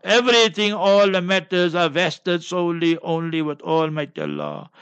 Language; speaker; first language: English; native; English